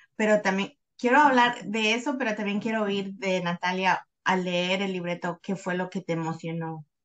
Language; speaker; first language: Spanish; native; Spanish